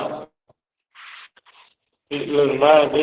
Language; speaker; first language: Arabic; non-native, learner; Indonesian